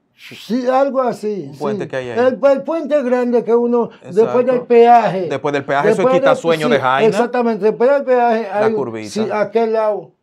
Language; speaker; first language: Spanish; non-native, fluent; Haitian Creole